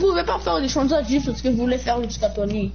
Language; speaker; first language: French; non-native, local second language; English